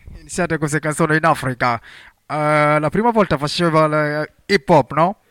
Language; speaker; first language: Italian; non-native, learner; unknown